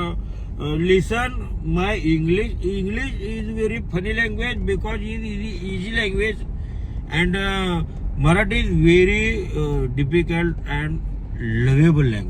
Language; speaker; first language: English; non-native, learner; Marathi